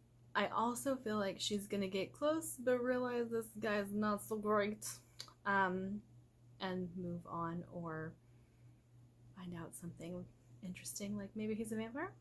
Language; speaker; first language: English; native; English